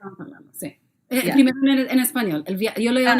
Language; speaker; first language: Spanish; non-native, fluent; English